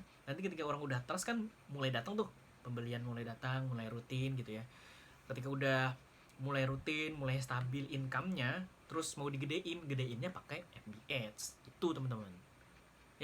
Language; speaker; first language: Indonesian; native; Indonesian